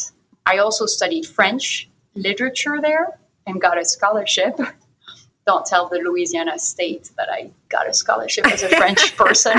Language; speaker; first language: English; non-native, fluent; French